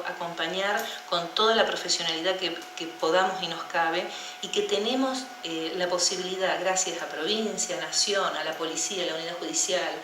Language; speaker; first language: Spanish; native; Spanish